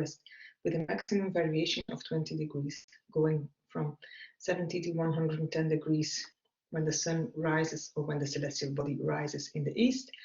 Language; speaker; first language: English; non-native, fluent; Dutch